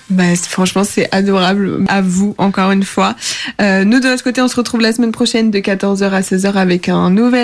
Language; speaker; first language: French; native; French